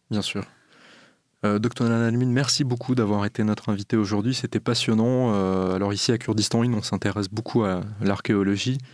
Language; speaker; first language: French; native; French